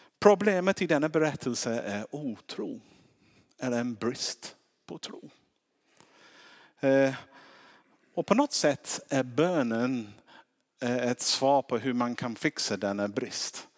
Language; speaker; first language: Swedish; non-native, fluent; English